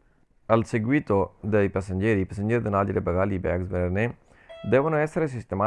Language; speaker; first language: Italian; non-native, learner; Punjabi